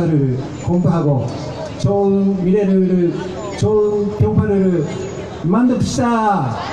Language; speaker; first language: Korean; non-native, fluent; Japanese